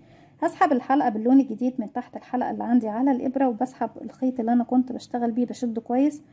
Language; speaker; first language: Arabic; native; Arabic